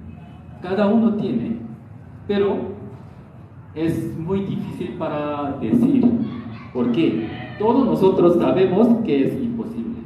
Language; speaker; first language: Spanish; non-native, learner; Korean